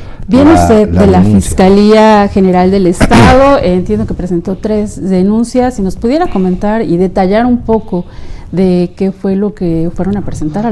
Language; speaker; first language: Spanish; native; Spanish